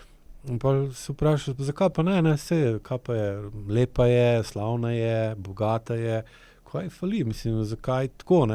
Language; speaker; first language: Slovenian; native; Slovenian